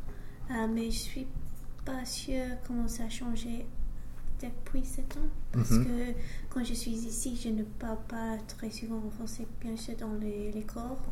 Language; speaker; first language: French; non-native, learner; English